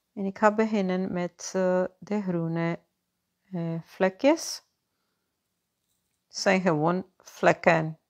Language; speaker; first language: Dutch; non-native, fluent; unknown